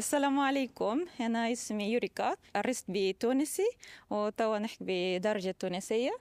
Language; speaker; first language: Arabic; non-native, fluent; Japanese